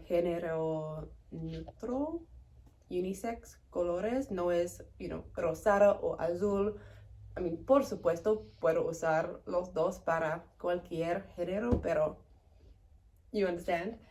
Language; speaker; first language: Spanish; non-native, learner; English